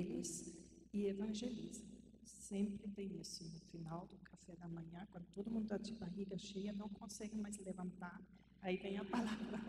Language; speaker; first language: Portuguese; non-native, fluent; German